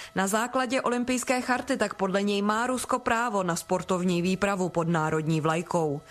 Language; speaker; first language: Czech; native; Czech